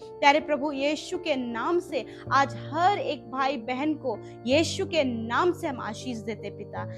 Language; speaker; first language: Hindi; native; Hindi